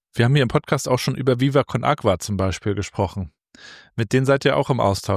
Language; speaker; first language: German; native; German